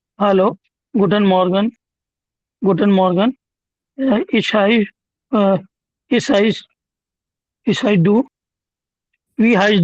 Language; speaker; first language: German; non-native, learner; Hindi